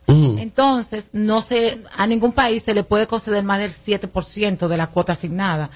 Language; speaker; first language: Spanish; native; Spanish